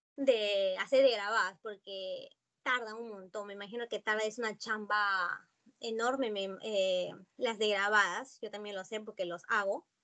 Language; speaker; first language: Spanish; non-native, fluent; Japanese